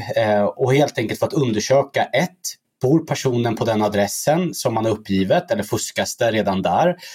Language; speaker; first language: Swedish; early bilingual, other home language; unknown